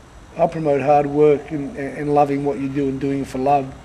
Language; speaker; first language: English; native; English